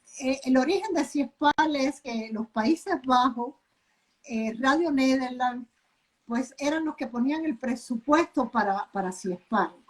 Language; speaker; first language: Spanish; native; Spanish